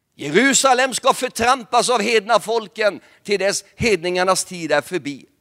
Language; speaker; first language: Swedish; native; Swedish